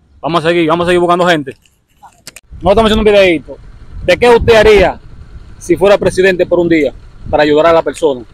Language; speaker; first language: Spanish; native; Spanish